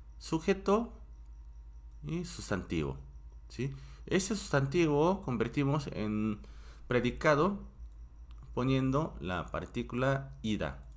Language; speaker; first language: Spanish; non-native, fluent; Korean